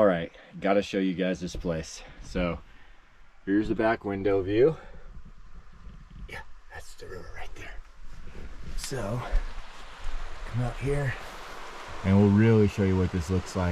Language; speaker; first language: English; native; English